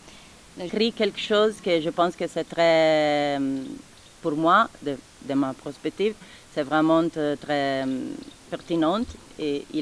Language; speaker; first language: French; non-native, fluent; Italian